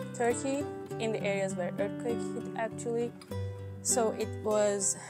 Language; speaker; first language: English; non-native, fluent; Turkish